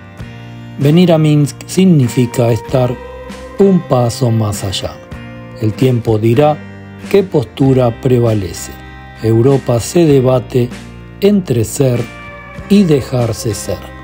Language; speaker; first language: Spanish; native; Spanish